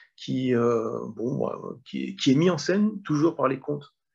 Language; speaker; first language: French; native; French